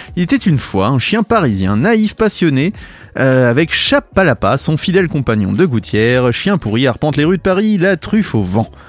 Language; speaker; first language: French; native; French